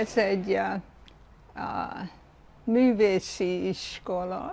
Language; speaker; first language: Hungarian; early bilingual, heritage; Hungarian